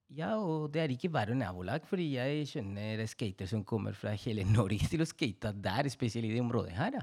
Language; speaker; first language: Norwegian; non-native, fluent; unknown